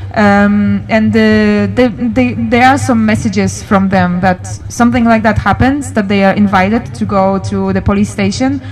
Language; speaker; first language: English; non-native, learner; Polish